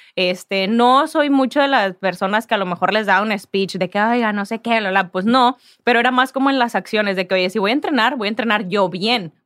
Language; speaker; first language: Spanish; native; Spanish